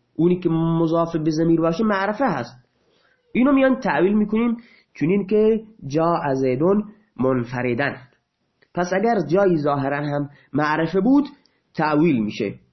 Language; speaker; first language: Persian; non-native, local second language; Baluchi